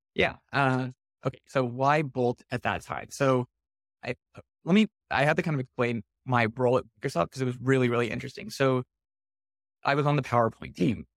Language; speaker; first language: English; native; English